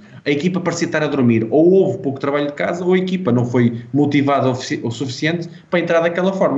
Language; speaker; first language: Portuguese; native; Portuguese